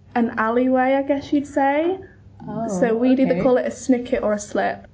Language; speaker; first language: English; native; English